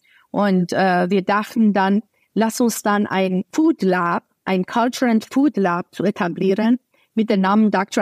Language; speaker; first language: German; non-native, fluent; Persian